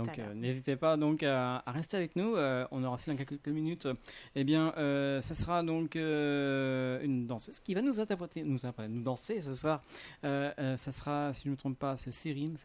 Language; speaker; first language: French; native; French